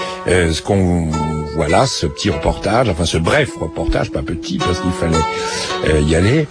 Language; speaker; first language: French; native; French